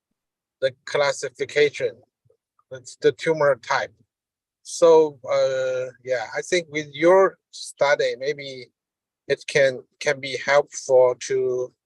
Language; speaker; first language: English; non-native, learner; Chinese